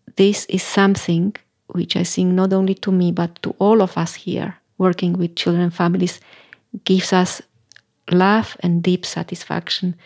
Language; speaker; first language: English; non-native, fluent; Slovak